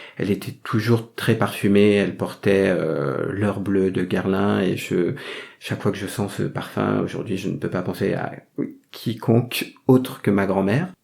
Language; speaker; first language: French; early bilingual, other home language; Vietnamese